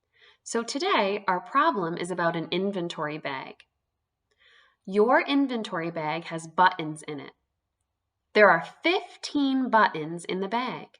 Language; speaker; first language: English; native; English